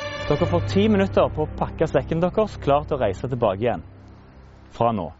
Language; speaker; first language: Norwegian; native; Norwegian